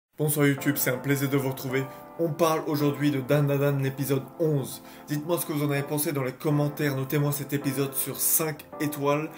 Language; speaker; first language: French; native; French